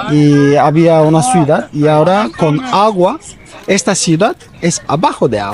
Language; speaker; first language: Spanish; non-native, learner; Turkish